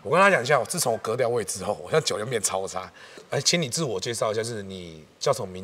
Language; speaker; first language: Chinese; native; Chinese